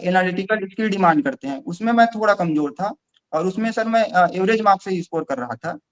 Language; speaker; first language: Hindi; non-native, local second language; Chhattisgarhi